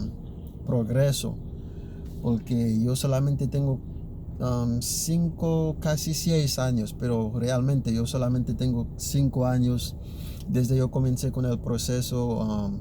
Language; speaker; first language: Spanish; early bilingual, other home language; Haitian Creole